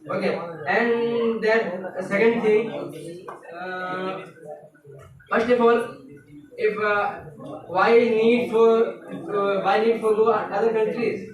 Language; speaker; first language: English; non-native, learner; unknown